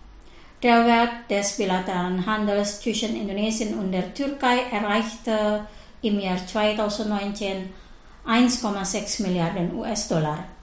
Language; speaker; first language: German; non-native, fluent; Indonesian